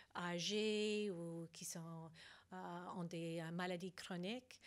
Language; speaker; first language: French; non-native, fluent; English